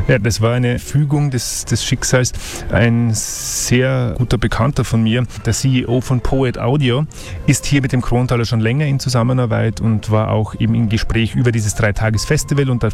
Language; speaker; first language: German; native; German